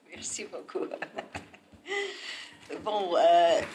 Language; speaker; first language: French; non-native, learner; English